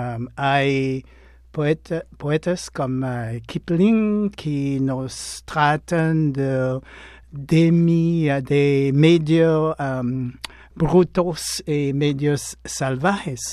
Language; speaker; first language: Spanish; non-native, fluent; English